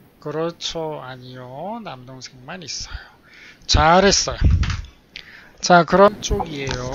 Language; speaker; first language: Korean; native; Korean